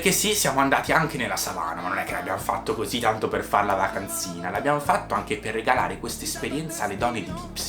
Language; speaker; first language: Italian; native; Italian